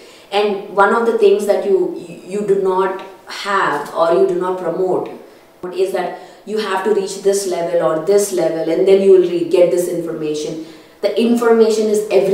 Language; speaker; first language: English; non-native, local second language; Telugu